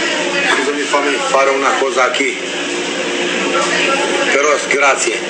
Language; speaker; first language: Italian; non-native, learner; Albanian